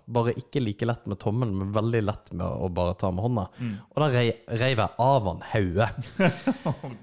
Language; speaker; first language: Norwegian; native; Norwegian